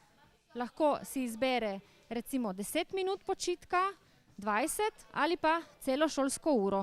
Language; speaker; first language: Slovenian; native; Slovenian